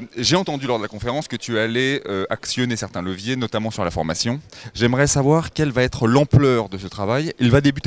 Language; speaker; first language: French; native; French